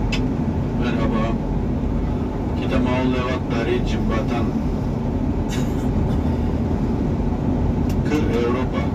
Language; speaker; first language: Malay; non-native, fluent; Turkish